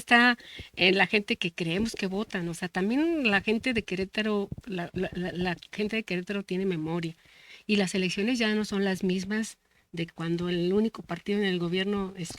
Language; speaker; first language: Spanish; native; Spanish